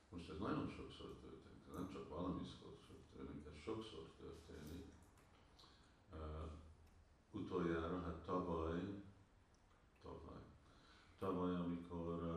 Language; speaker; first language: Hungarian; early bilingual, heritage; Hungarian